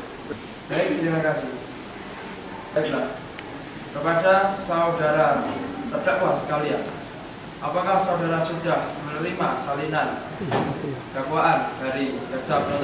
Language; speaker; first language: Indonesian; native; Indonesian